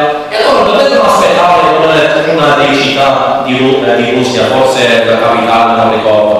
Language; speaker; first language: Italian; non-native, learner; English